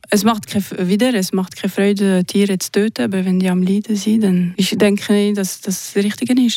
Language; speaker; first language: German; non-native, local second language; French